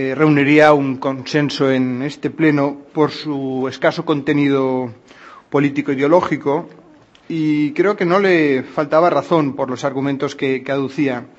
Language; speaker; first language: Spanish; non-native, local second language; Catalan